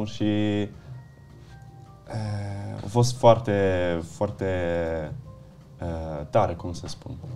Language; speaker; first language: Romanian; early bilingual, heritage; Italian